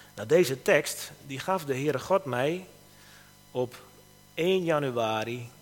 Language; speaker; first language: Dutch; native; Dutch